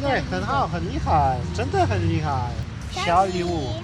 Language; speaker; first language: Chinese; non-native, learner; Polish